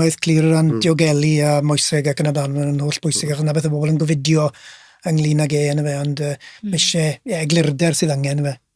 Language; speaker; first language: Welsh; native; Welsh